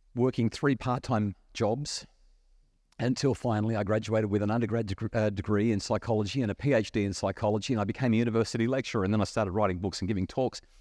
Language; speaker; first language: English; native; English